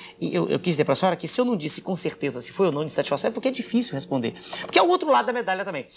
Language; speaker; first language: Portuguese; native; Portuguese